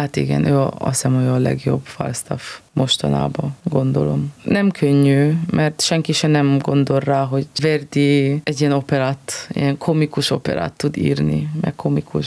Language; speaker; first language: Hungarian; non-native, fluent; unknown